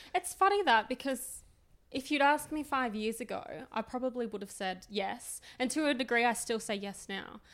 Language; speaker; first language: English; native; English